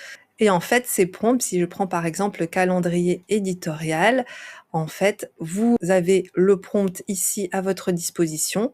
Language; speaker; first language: French; native; French